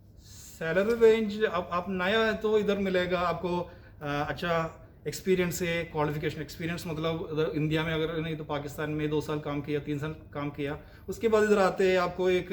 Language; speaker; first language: Hindi; non-native, local second language; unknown